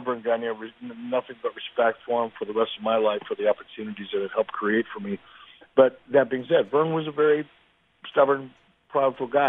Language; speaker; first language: English; native; English